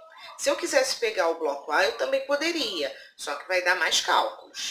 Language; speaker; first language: Portuguese; native; Portuguese